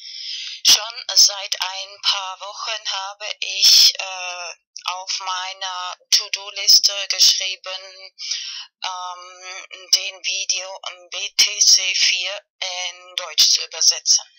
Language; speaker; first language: German; non-native, learner; Spanish